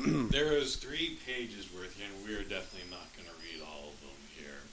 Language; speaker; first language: English; native; English